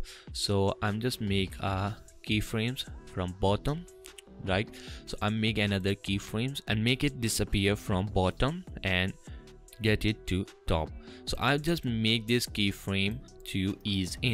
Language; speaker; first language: English; non-native, fluent; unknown